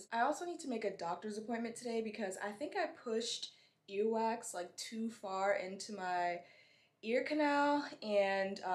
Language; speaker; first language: English; native; English